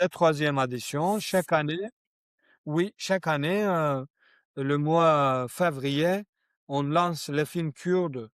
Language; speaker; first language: French; non-native, learner; Kurdish